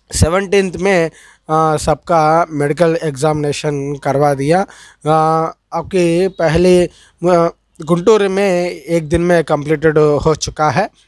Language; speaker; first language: Hindi; non-native, local second language; Telugu